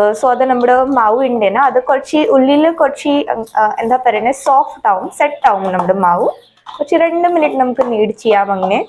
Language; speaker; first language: Malayalam; non-native, local second language; Hindi